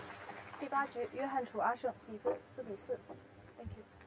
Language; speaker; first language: Chinese; native; Chinese